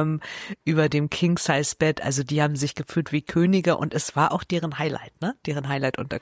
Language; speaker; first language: German; native; German